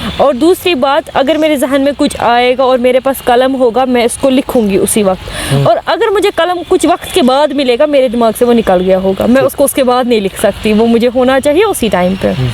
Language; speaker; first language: Urdu; non-native, local second language; Kashmiri